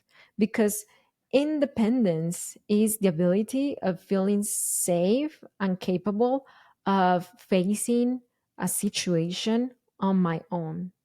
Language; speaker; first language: English; non-native, fluent; Spanish